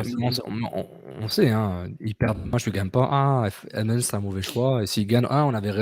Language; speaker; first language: French; native; French